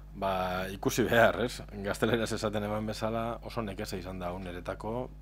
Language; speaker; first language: Spanish; native; Spanish